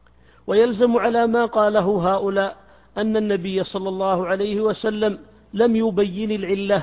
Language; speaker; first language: Arabic; native; Arabic